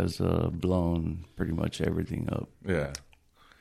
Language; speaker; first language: English; native; English